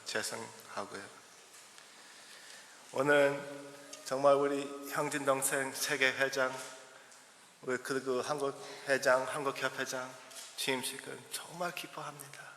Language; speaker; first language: Korean; early bilingual, heritage; English